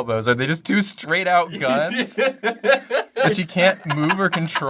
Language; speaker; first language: English; native; English